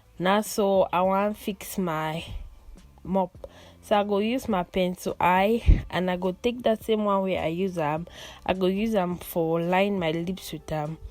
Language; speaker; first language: Nigerian Pidgin; non-native, local second language; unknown